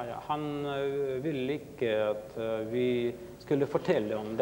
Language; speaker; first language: Swedish; non-native, learner; Russian